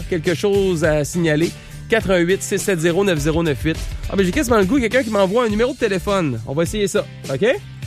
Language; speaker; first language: French; native; French